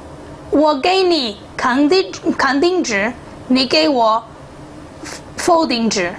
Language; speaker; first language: Chinese; non-native, fluent; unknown